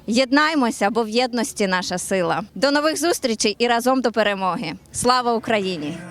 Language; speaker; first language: Ukrainian; native; Ukrainian